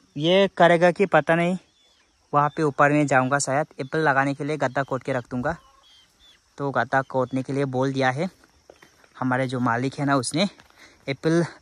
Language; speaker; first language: Hindi; non-native, local second language; Garo